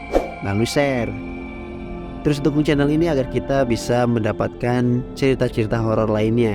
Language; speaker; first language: Indonesian; native; Indonesian